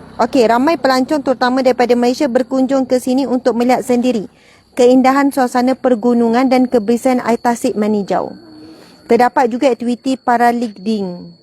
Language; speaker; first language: Malay; native; Malay